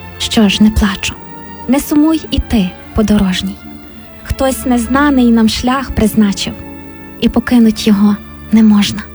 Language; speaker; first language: Ukrainian; native; Ukrainian